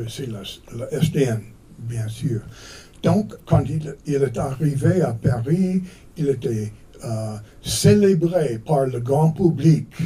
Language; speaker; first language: French; non-native, fluent; English